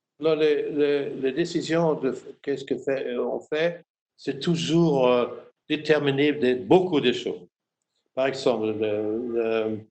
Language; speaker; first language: French; non-native, fluent; German